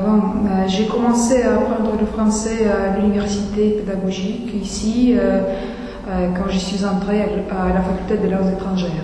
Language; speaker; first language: French; non-native, fluent; Russian